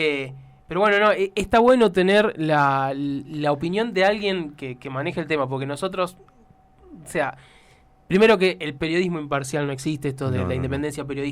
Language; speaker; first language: Spanish; native; Spanish